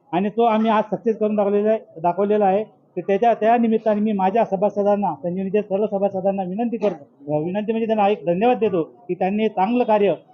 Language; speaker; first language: Marathi; native; Marathi